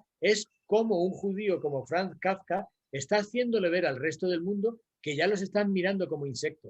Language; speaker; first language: Spanish; native; Spanish